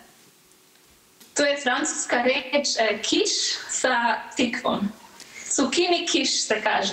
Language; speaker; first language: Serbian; early bilingual, heritage; Serbian